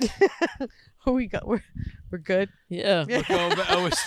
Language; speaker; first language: English; native; English